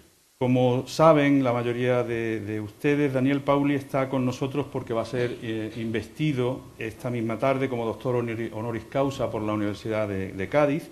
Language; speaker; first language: Spanish; native; Spanish